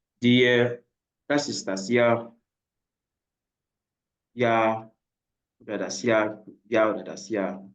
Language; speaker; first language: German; non-native, fluent; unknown